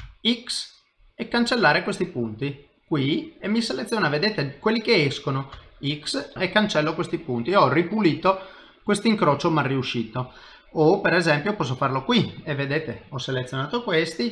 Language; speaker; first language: Italian; native; Italian